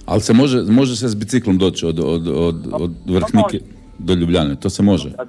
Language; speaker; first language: Serbian; native; Serbian